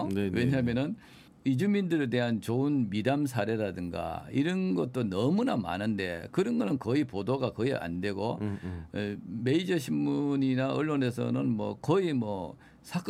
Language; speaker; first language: Korean; native; Korean